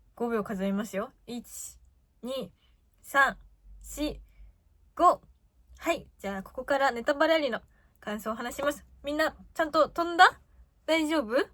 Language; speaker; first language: Japanese; native; Japanese